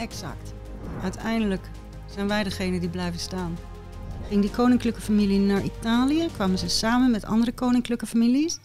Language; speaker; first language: Dutch; native; Dutch